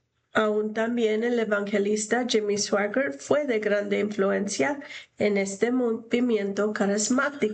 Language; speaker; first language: Spanish; non-native, fluent; English